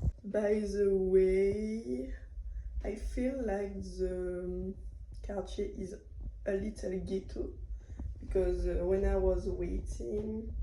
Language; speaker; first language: English; non-native, learner; French